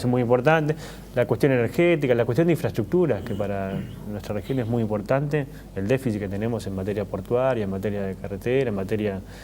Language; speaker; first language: Spanish; native; Spanish